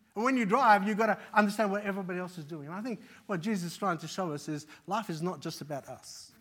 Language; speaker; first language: English; early bilingual, other home language; Arabic